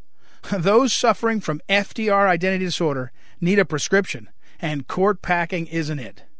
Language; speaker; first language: English; native; English